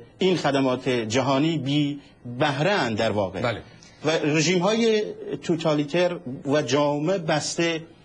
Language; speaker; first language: Persian; non-native, local second language; Central Kurdish